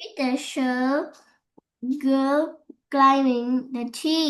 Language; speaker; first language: English; non-native, learner; Vietnamese